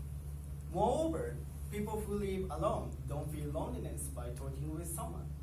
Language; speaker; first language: English; non-native, learner; Japanese